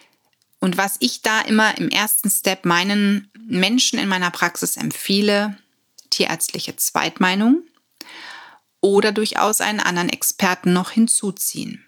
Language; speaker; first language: German; native; German